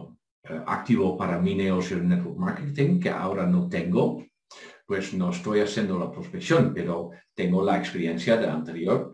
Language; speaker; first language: Spanish; non-native, fluent; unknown